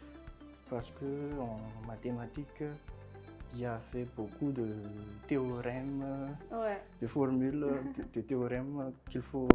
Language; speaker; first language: French; non-native, local second language; Malagasy